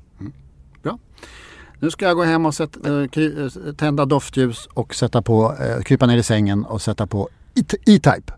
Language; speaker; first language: Swedish; native; Swedish